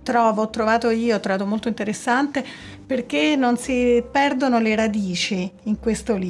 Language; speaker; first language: Italian; native; Italian